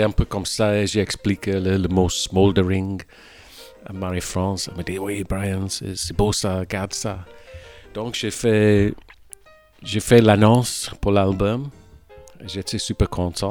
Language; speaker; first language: French; non-native, fluent; English